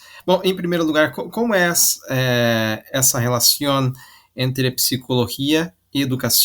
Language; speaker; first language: Portuguese; non-native, learner; Spanish